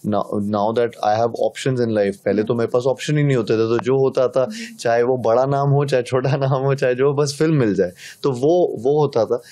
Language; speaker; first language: Hindi; native; Hindi